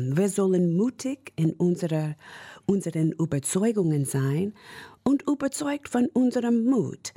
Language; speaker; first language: German; non-native, fluent; English